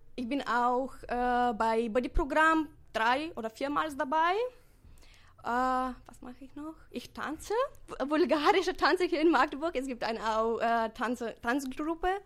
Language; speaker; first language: German; non-native, fluent; Bulgarian